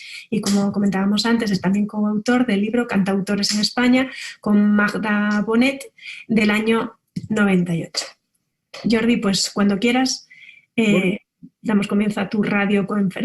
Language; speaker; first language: Spanish; native; Spanish